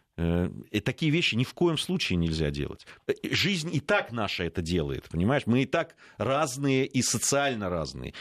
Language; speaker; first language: Russian; native; Russian